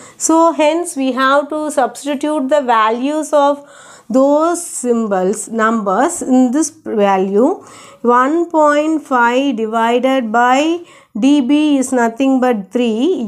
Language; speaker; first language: English; non-native, local second language; Tamil